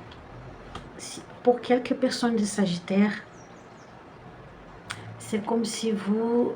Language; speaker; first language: French; non-native, fluent; Portuguese